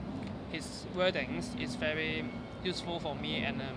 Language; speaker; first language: English; non-native, learner; Cantonese